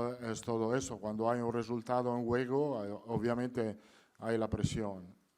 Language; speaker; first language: Spanish; non-native, fluent; Italian